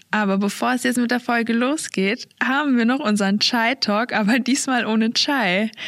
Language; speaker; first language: German; early bilingual, other home language; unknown